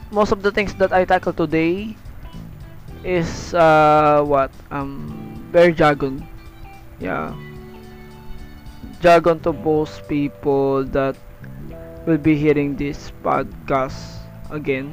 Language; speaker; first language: English; non-native, local second language; Filipino